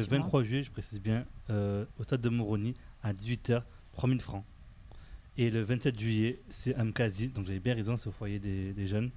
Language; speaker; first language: French; native; French